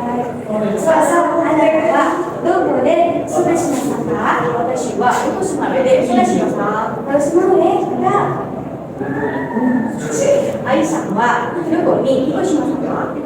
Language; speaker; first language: Japanese; non-native, fluent; Indonesian